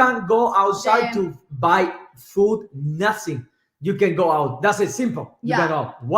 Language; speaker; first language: English; non-native, learner; Spanish